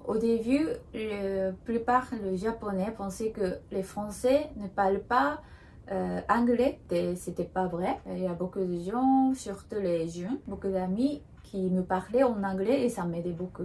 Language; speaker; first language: French; non-native, learner; Japanese